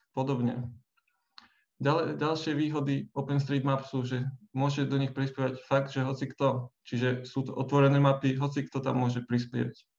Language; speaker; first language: Slovak; native; Slovak